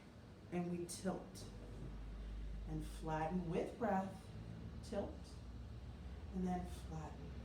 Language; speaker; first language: English; native; English